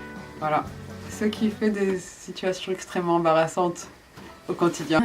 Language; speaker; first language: French; native; French